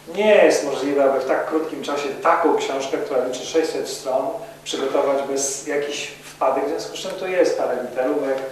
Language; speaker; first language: Polish; native; Polish